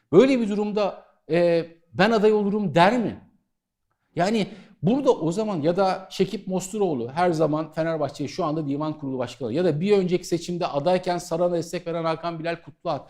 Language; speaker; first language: Turkish; native; Turkish